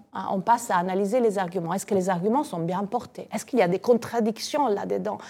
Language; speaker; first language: French; non-native, fluent; Italian